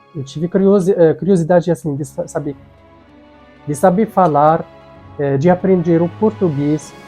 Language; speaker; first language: Portuguese; non-native, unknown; Arabic